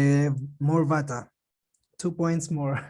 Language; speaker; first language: English; non-native, learner; Spanish